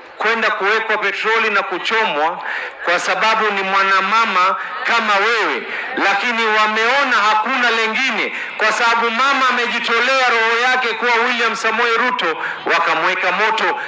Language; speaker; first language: Swahili; native; Swahili